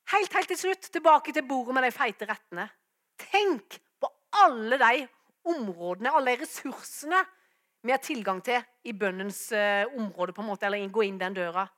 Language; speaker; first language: Norwegian; native; Norwegian